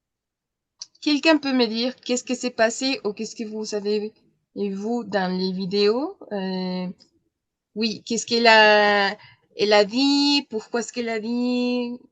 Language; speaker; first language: French; non-native, learner; Spanish